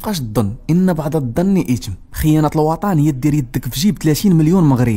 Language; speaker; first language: Arabic; native; Arabic